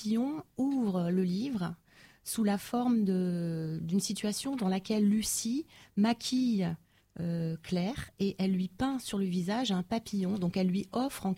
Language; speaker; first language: French; native; French